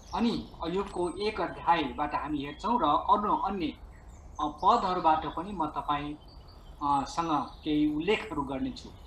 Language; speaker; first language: Nepali; native; Nepali